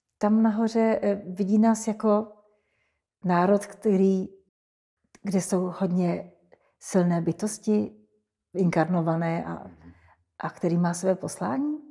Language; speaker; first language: Czech; native; Czech